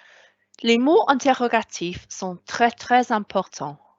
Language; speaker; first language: French; non-native, fluent; Welsh